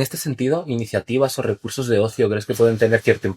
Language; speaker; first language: Spanish; native; Spanish